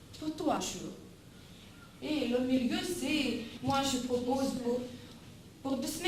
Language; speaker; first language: French; non-native, fluent; Russian